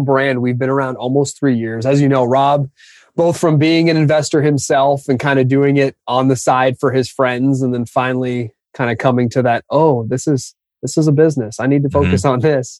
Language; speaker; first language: English; native; English